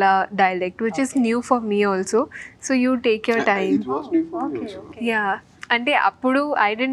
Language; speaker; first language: Telugu; non-native, fluent; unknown